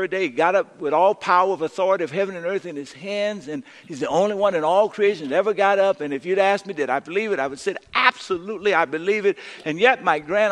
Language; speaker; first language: English; native; English